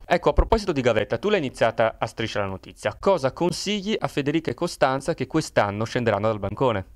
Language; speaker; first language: Italian; native; Italian